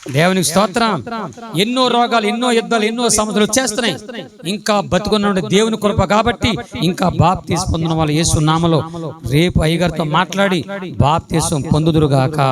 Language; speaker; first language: Telugu; non-native, local second language; Lambadi